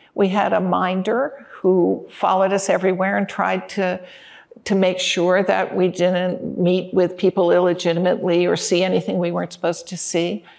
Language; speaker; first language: English; native; English